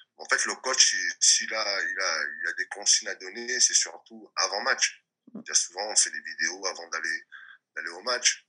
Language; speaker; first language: French; non-native, local second language; Réunion Creole French